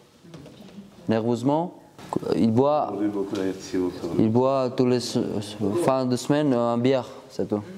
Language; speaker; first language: French; non-native, learner; Georgian